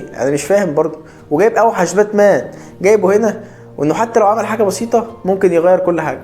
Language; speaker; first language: Arabic; native; Arabic